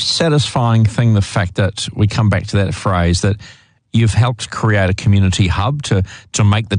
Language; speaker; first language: English; native; English